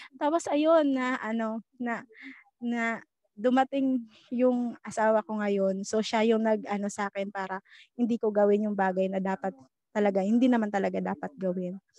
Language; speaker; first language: Filipino; non-native, local second language; Bikol